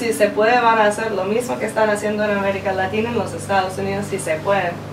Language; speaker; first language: Spanish; non-native, fluent; English